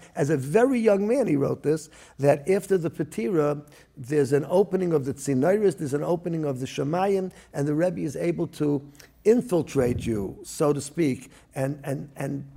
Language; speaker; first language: English; early bilingual, other home language; Yiddish